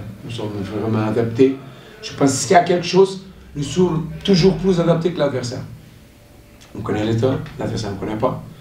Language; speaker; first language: French; non-native, learner; Portuguese